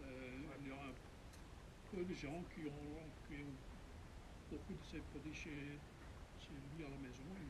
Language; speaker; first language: French; non-native, fluent; Dutch